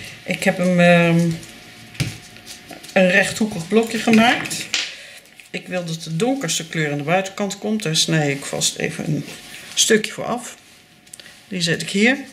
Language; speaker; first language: Dutch; native; Dutch